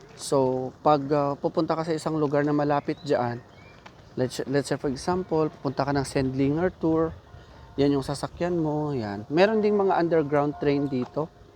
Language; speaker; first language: Filipino; non-native, local second language; Hiligaynon